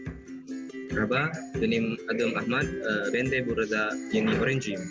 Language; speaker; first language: Turkish; non-native, learner; Indonesian